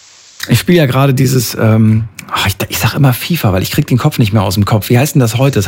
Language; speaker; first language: German; native; German